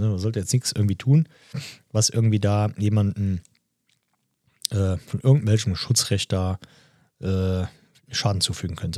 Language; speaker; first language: German; native; German